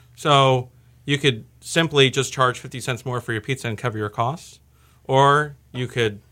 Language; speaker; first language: English; native; English